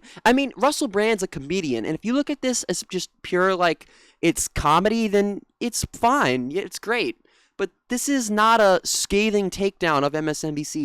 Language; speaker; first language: English; native; English